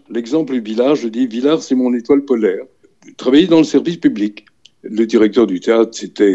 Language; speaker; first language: French; native; French